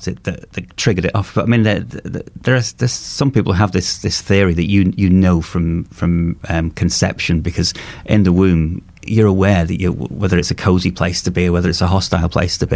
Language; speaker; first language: English; native; English